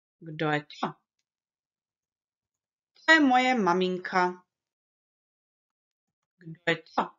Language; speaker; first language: Czech; early bilingual, heritage; Czech